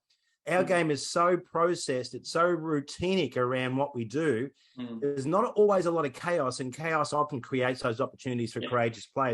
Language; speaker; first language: English; native; English